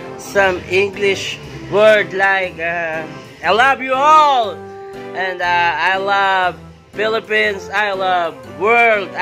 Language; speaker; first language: English; non-native, local second language; Filipino